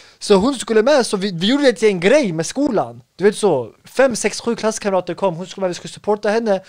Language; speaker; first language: Swedish; early bilingual, other home language; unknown